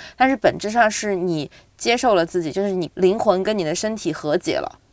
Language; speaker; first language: Chinese; native; Chinese